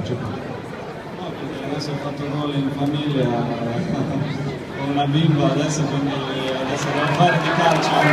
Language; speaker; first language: Italian; non-native, fluent; Serbian